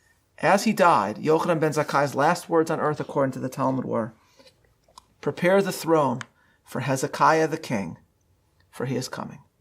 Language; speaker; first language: English; native; English